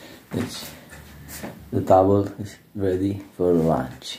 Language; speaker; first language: English; non-native, learner; Romanian